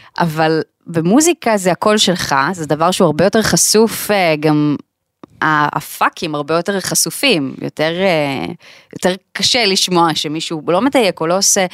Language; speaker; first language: Hebrew; native; Hebrew